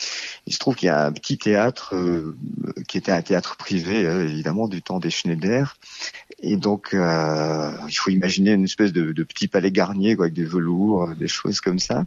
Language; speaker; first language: French; native; French